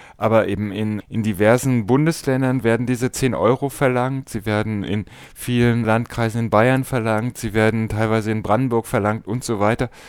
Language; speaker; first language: German; native; German